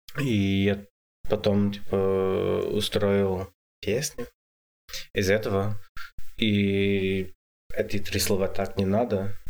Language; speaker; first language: Russian; non-native, fluent; English